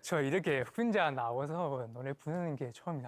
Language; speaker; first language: Korean; non-native, fluent; Chinese